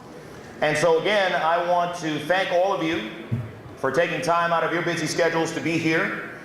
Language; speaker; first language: English; native; English